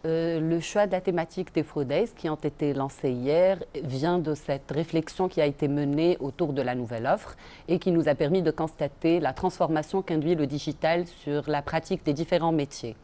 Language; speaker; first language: French; non-native, local second language; Arabic